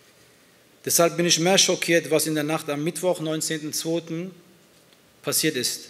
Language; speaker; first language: German; early bilingual, other home language; Turkish